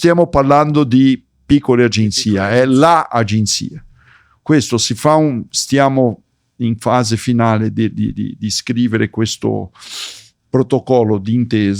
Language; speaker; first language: Italian; early bilingual, heritage; Portuguese